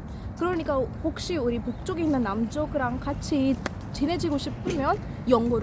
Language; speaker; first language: Korean; non-native, learner; Hindi